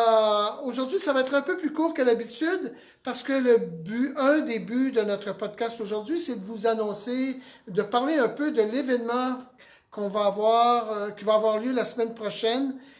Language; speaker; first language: French; native; French